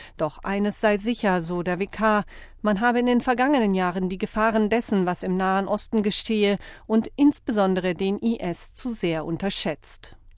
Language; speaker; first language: German; native; German